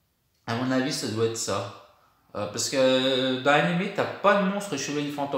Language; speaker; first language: French; native; French